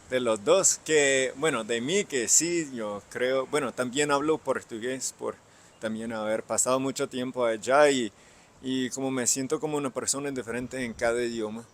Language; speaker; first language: Spanish; non-native, fluent; English